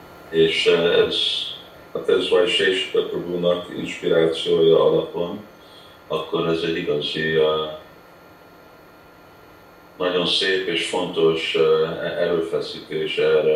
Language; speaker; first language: Hungarian; early bilingual, heritage; Hungarian